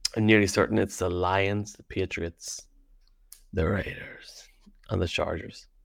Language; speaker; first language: English; native; English